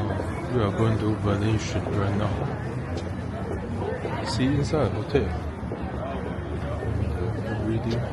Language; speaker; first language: English; non-native, learner; Chinese